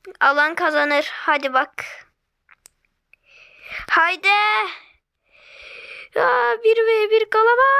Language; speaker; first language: Turkish; native; Turkish